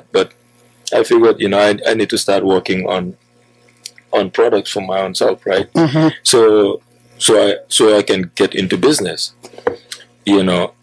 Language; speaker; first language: English; non-native, local second language; Wolof